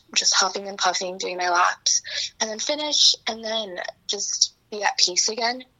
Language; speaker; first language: English; early bilingual, other home language; Chinese